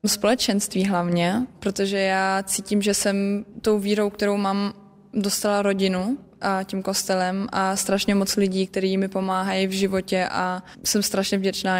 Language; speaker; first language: Czech; early bilingual, heritage; Czech